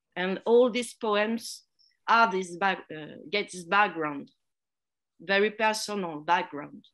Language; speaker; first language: English; non-native, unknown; French